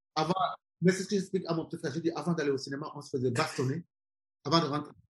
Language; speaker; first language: French; non-native, local second language; Wolof